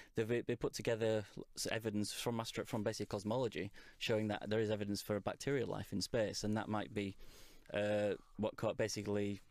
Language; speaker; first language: English; native; English